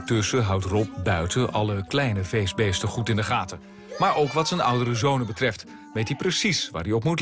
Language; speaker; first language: Dutch; native; Dutch